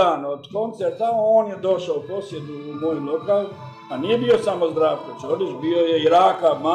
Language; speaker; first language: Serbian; early bilingual, heritage; Serbian